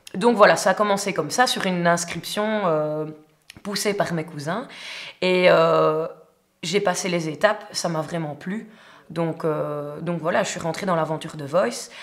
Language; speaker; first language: French; native; French